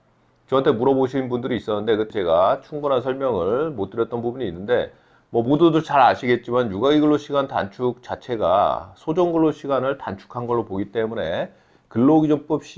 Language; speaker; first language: Korean; native; Korean